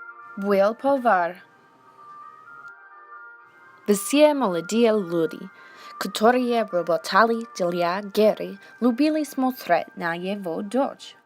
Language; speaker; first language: Russian; non-native, learner; English